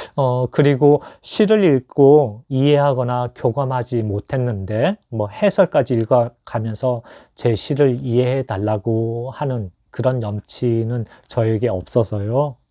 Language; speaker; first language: Korean; native; Korean